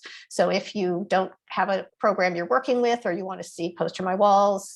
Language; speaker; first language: English; native; English